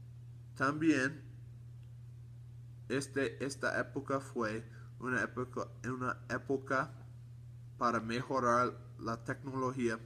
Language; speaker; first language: Spanish; non-native, learner; English